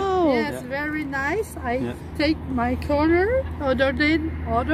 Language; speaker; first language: English; non-native, learner; French